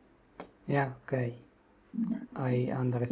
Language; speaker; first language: English; non-native, local second language; Arabic